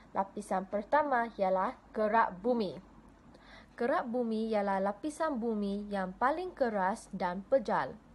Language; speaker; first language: Malay; non-native, local second language; Chinese